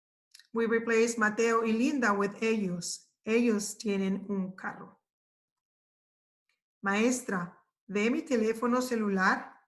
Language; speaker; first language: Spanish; non-native, fluent; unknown